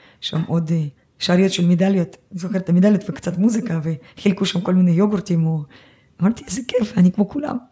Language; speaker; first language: Hebrew; early bilingual, other home language; Russian